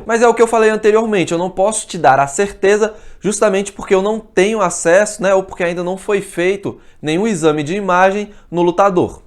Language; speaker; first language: Portuguese; native; Portuguese